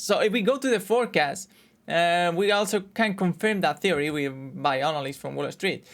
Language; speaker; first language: English; non-native, fluent; Spanish